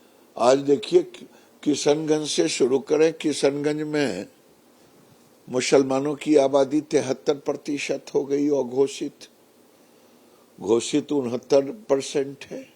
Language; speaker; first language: Hindi; native; Hindi